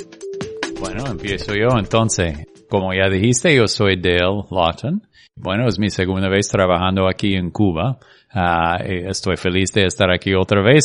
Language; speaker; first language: Spanish; non-native, fluent; English